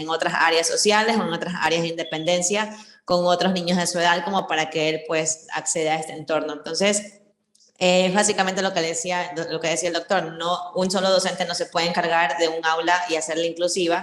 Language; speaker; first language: Spanish; native; Spanish